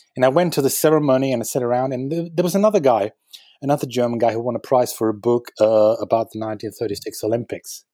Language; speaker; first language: English; non-native, fluent; German